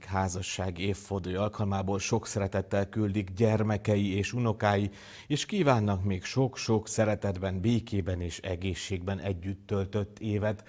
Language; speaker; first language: Hungarian; native; Hungarian